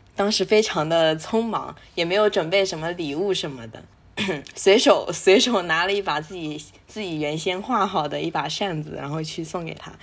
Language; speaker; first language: Chinese; native; Chinese